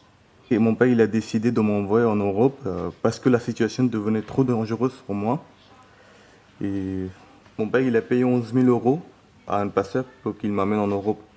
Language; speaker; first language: French; non-native, fluent; Bangla